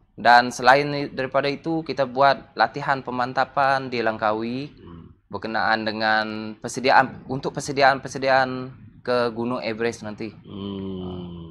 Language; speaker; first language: Malay; non-native, local second language; Iban